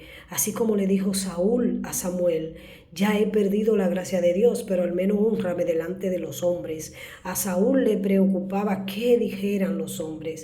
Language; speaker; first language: Spanish; native; Spanish